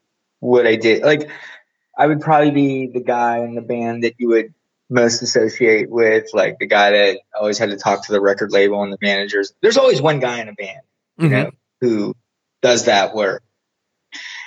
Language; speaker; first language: English; native; English